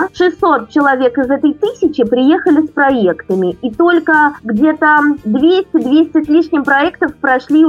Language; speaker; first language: Russian; native; Russian